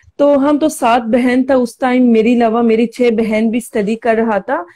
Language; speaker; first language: Hindi; non-native, learner; Turkish